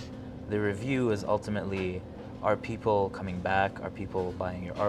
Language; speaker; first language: English; native; English